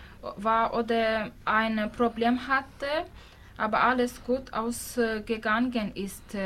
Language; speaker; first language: German; non-native, learner; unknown